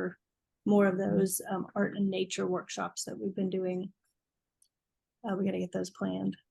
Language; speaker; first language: English; native; English